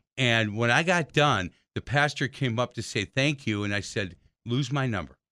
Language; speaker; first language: English; native; English